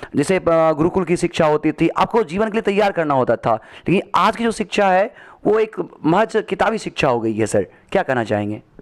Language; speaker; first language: Hindi; native; Hindi